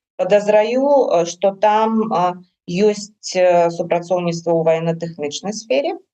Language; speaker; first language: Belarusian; non-native, local second language; Russian